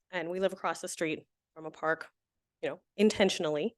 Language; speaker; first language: English; native; English